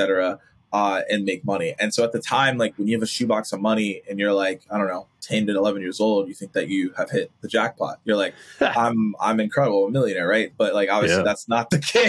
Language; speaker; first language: English; native; English